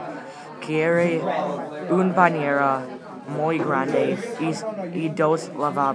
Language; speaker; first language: Spanish; non-native, learner; English